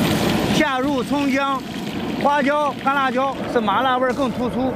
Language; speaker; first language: Chinese; native; Chinese